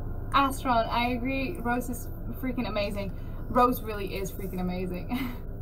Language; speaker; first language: English; early bilingual, other home language; Dutch